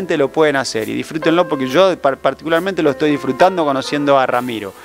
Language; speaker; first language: Spanish; native; Spanish